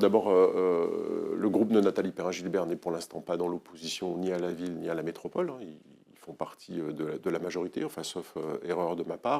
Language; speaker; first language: French; native; French